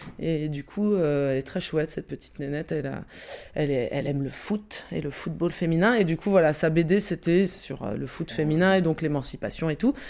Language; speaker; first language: French; native; French